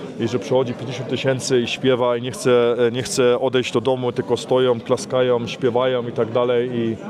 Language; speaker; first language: Polish; early bilingual, heritage; Polish